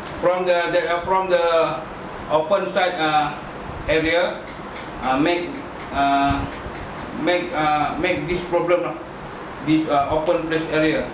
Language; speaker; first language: English; non-native, learner; Malay